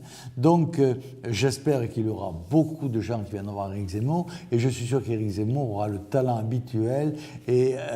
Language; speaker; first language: French; native; French